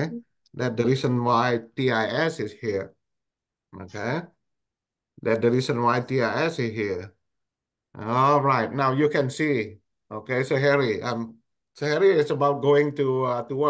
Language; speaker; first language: English; non-native, local second language; Indonesian